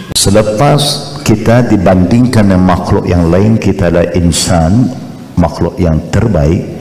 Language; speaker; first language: Malay; non-native, local second language; Chinese